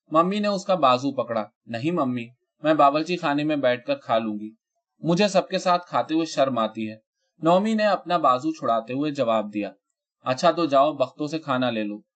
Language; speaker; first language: Urdu; native; Urdu